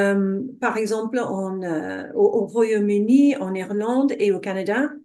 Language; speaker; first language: French; non-native, fluent; English